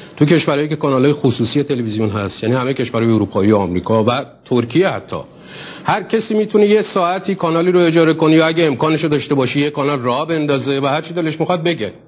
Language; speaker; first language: Persian; native; Persian